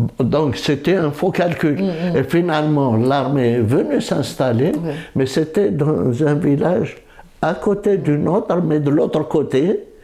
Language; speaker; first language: French; non-native, local second language; Kabyle